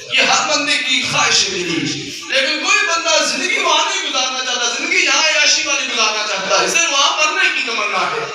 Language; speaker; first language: Urdu; non-native, local second language; Punjabi